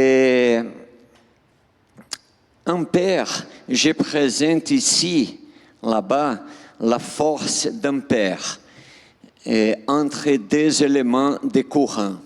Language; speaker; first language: French; non-native, fluent; Portuguese